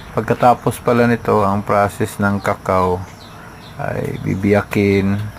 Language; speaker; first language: Filipino; non-native, local second language; Cebuano